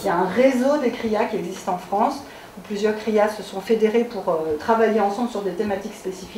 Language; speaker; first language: French; native; French